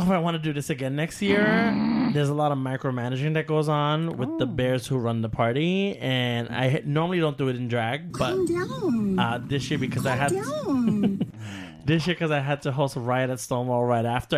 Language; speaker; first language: English; native; English